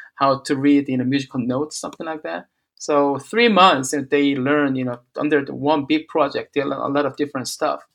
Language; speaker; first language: English; non-native, fluent; Korean